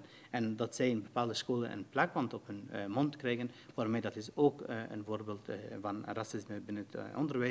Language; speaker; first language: Dutch; non-native, fluent; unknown